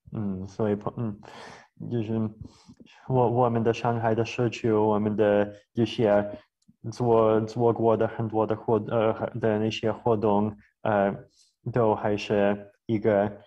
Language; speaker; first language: Chinese; non-native, fluent; Russian